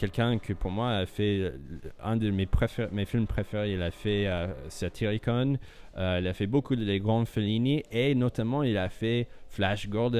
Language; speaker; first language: French; non-native, fluent; English